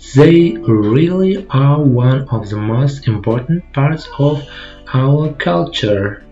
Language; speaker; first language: English; non-native, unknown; Kazakh